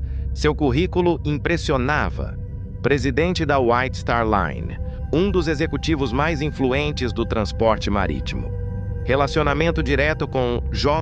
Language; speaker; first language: Portuguese; native; Portuguese